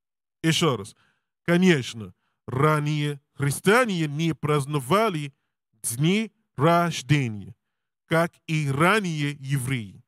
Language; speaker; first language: Russian; non-native, learner; English